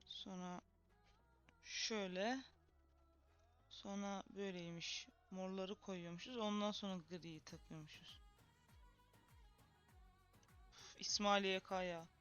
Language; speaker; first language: Turkish; native; Turkish